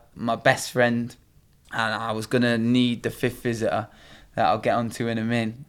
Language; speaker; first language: English; native; English